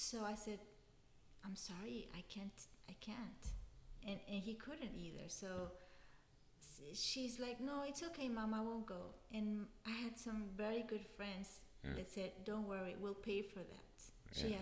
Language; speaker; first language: English; non-native, fluent; Spanish